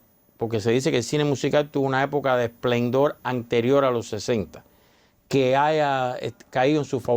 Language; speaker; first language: Spanish; native; Spanish